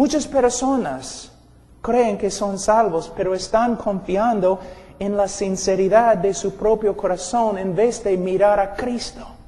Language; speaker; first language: Spanish; non-native, fluent; English